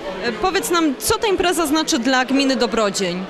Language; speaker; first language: Polish; native; Polish